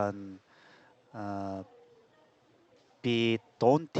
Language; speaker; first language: English; non-native, learner; Korean